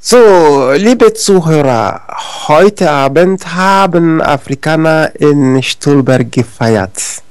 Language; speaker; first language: German; non-native, learner; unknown